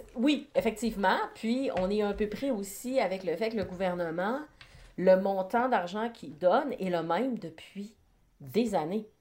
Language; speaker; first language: French; native; French